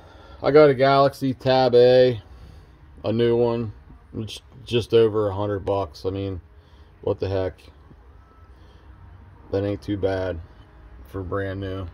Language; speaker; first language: English; native; English